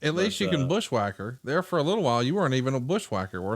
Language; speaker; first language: English; native; English